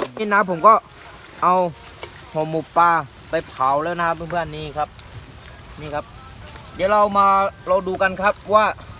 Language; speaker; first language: Thai; non-native, local second language; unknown